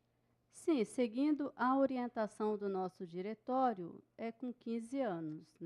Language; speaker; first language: Portuguese; native; Portuguese